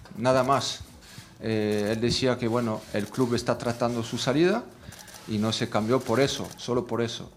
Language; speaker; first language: Spanish; non-native, fluent; French